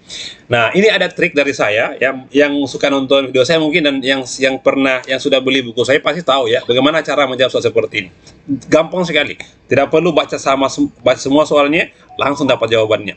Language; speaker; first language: Indonesian; native; Indonesian